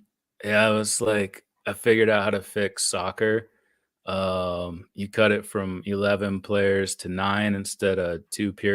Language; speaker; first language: English; native; English